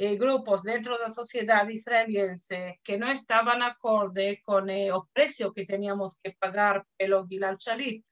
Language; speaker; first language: Portuguese; non-native, fluent; Hebrew